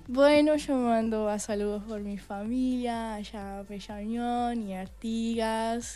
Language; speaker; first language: Spanish; non-native, fluent; Estonian